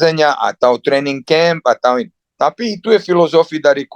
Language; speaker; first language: Indonesian; non-native, fluent; Serbian